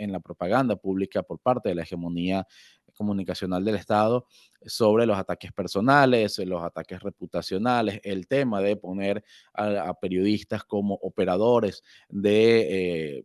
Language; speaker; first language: Spanish; native; Spanish